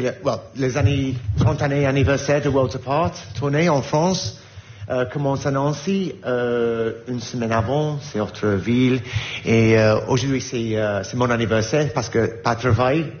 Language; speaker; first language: French; non-native, learner; English